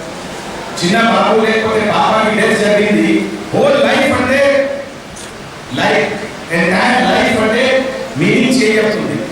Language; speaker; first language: Telugu; non-native, fluent; Hindi